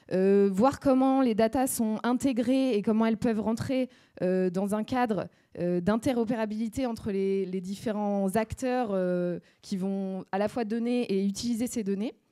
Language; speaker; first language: French; native; French